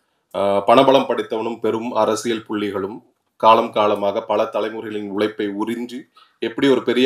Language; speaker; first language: Tamil; native; Tamil